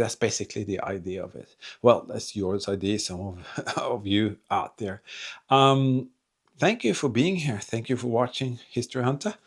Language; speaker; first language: English; non-native, fluent; Norwegian